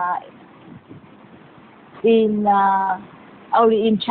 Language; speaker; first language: English; non-native, learner; Vietnamese